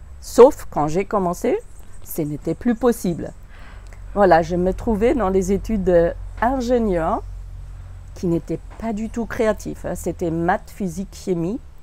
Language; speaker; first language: French; non-native, fluent; German